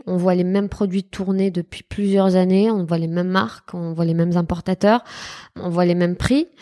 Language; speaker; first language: French; non-native, local second language; Arabic